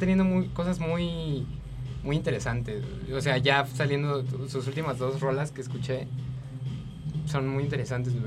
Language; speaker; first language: Spanish; native; Spanish